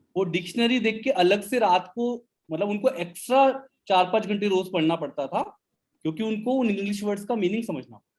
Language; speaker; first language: Hindi; native; Hindi